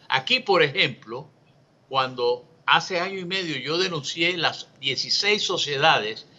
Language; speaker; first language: Spanish; native; Spanish